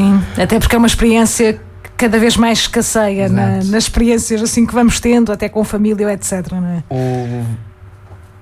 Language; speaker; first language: Portuguese; native; Portuguese